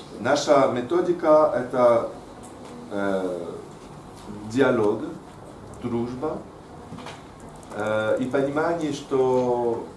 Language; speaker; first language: Russian; non-native, fluent; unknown